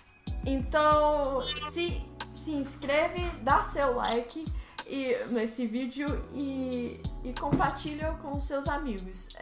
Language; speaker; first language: Portuguese; early bilingual, heritage; Portuguese